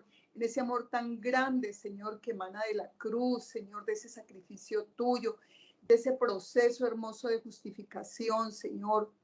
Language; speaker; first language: Spanish; native; Spanish